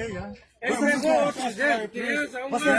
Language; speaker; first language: Portuguese; non-native, learner; Haitian Creole